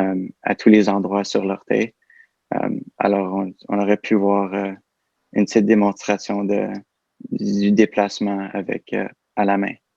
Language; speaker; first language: French; native; French